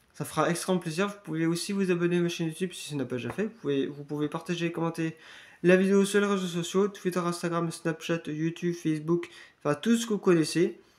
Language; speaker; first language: French; native; French